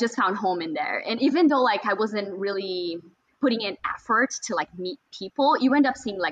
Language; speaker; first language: English; non-native, fluent; Portuguese